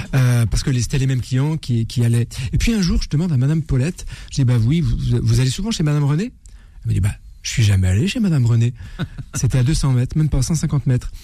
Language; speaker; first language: French; native; French